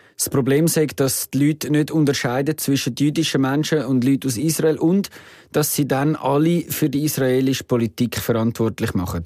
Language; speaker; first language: German; native; German